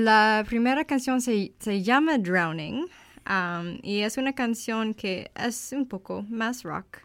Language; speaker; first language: Spanish; non-native, learner; English